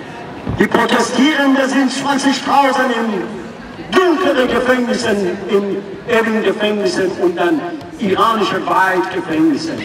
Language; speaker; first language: German; non-native, fluent; Persian